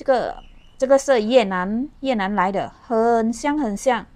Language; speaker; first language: Chinese; non-native, learner; Indonesian